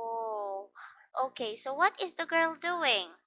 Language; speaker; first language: English; non-native, fluent; Filipino